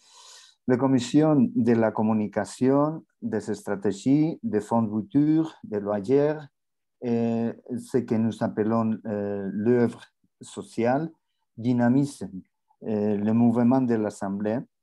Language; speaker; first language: French; non-native, learner; Spanish